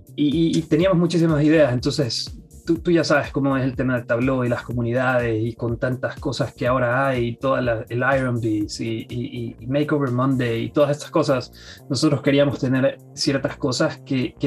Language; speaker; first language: Spanish; native; Spanish